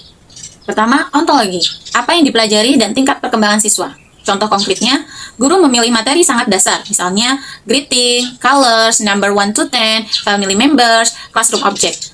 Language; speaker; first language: Indonesian; native; Indonesian